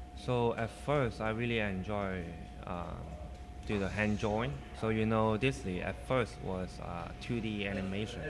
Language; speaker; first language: English; non-native, local second language; Cantonese